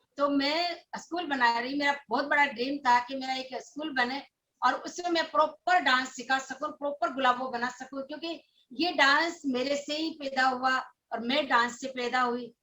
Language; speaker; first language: Hindi; non-native, local second language; Rajasthani